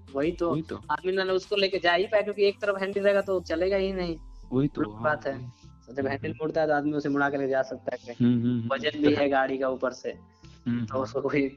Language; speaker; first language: Hindi; native; Hindi